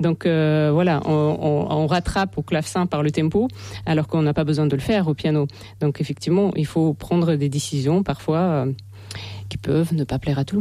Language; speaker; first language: French; non-native, fluent; Russian